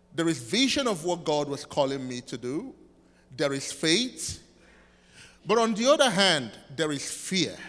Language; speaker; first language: English; non-native, local second language; Igbo